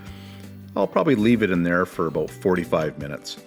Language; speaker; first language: English; native; English